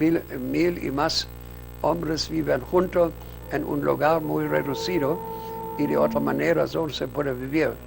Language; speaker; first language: Spanish; non-native, fluent; German